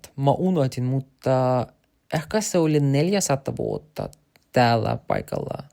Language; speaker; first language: Finnish; non-native, learner; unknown